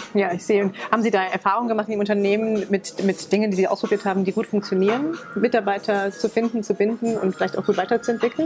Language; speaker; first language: German; native; German